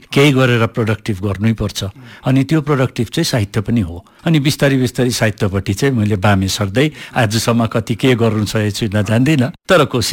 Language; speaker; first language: Nepali; non-native, local second language; Bangla